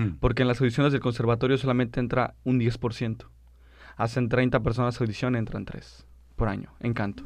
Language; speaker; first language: Spanish; native; Spanish